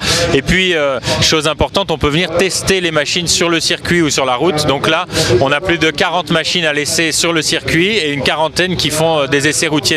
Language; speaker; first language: French; native; French